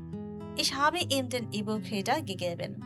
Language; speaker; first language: German; non-native, learner; Bangla